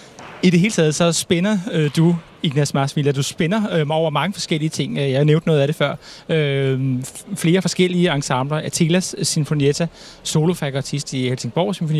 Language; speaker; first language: Danish; native; Danish